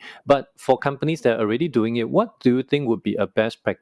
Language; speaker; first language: English; native; English